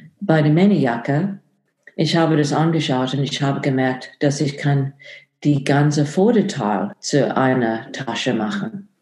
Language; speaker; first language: German; non-native, fluent; English